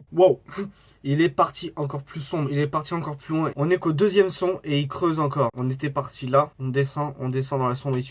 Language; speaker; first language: French; native; French